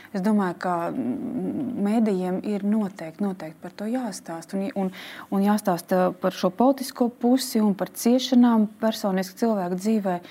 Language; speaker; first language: Latvian; native; Latvian